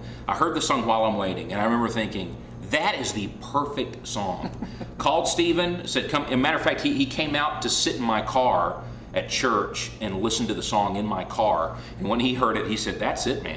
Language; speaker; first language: English; native; English